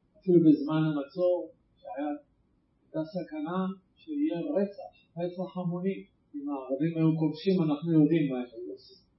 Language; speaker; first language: Hebrew; native; Hebrew